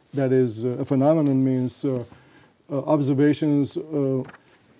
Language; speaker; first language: English; non-native, fluent; Romanian